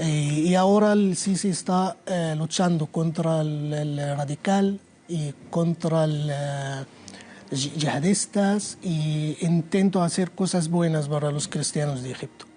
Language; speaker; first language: Spanish; non-native, learner; Arabic